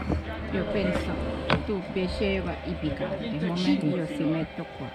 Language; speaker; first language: Italian; non-native, learner; Thai